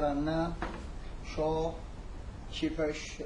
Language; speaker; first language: Hungarian; non-native, learner; Turkish